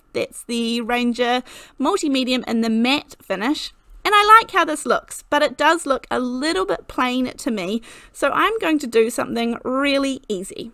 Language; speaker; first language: English; native; English